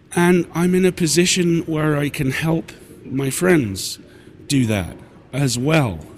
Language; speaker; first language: English; native; English